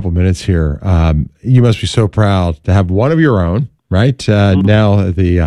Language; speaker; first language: English; native; English